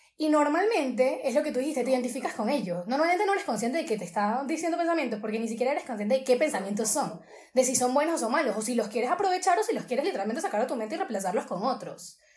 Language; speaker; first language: Spanish; native; Spanish